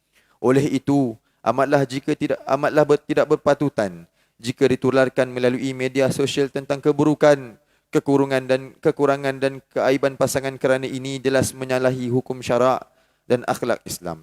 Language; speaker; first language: Malay; native; Malay